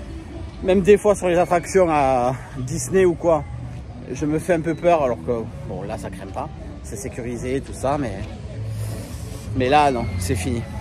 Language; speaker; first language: French; native; French